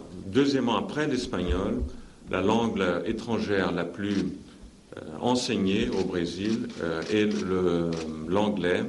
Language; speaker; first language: French; non-native, fluent; Portuguese